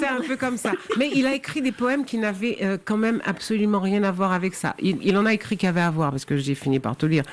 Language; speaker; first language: French; native; French